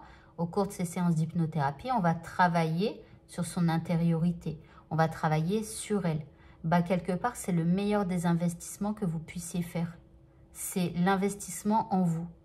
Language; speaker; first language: French; native; French